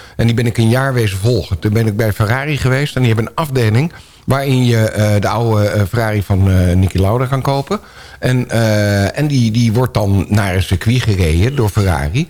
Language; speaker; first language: Dutch; native; Dutch